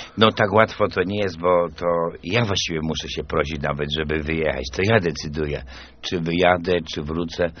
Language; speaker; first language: Polish; native; Polish